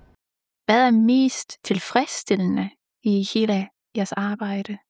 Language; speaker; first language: Danish; non-native, fluent; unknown